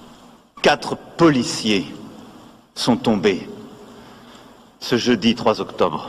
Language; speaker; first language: French; native; French